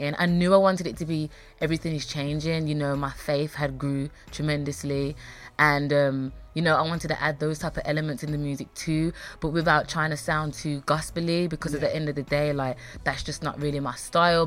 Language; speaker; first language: English; native; English